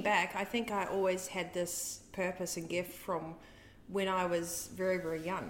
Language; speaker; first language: English; native; English